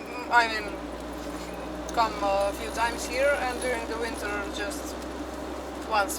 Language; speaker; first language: English; non-native, fluent; Croatian